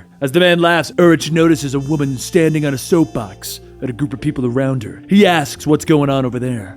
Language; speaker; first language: English; native; English